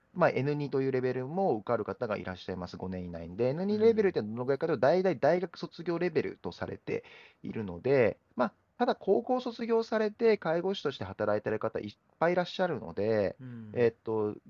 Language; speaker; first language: Japanese; native; Japanese